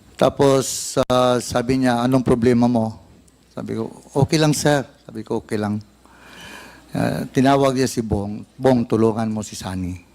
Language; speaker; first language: Filipino; non-native, local second language; Cebuano